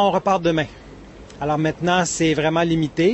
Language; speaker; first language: French; native; French